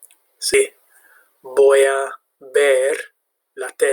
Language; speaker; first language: Spanish; non-native, fluent; English